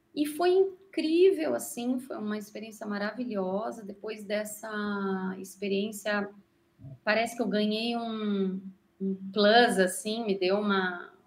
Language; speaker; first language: Portuguese; native; Portuguese